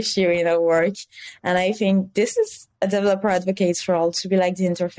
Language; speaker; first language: English; non-native, fluent; French